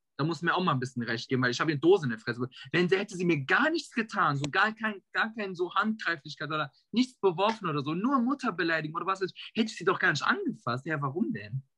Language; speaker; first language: German; early bilingual, other home language; Turkish